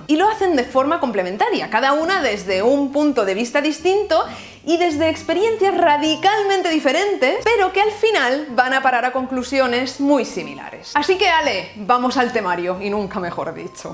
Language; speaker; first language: Spanish; native; Spanish